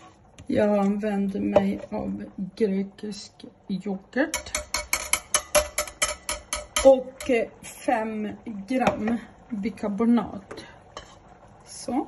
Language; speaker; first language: Swedish; non-native, learner; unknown